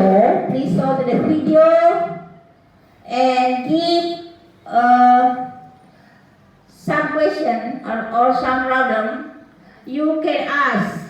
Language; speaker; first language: English; non-native, learner; Indonesian